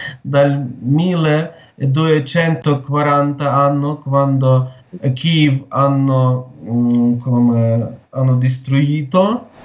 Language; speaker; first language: Italian; non-native, learner; Ukrainian